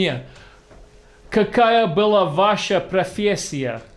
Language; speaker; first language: Russian; non-native, fluent; English